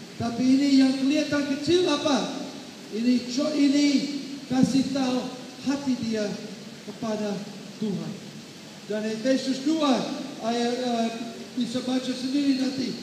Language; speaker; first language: Indonesian; non-native, learner; English